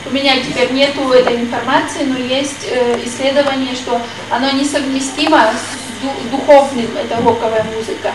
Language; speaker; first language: Russian; native; Russian